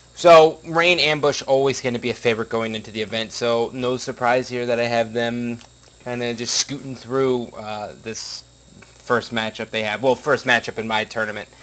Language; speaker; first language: English; native; English